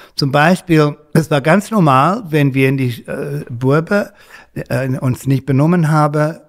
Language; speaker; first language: German; non-native, learner; English